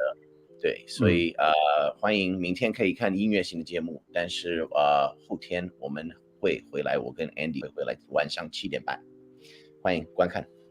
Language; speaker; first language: Chinese; non-native, fluent; English